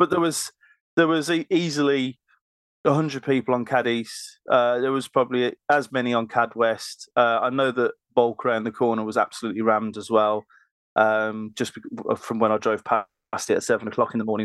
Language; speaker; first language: English; native; English